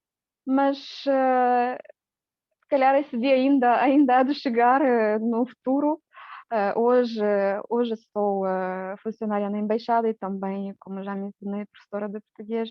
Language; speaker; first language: Portuguese; non-native, fluent; Romanian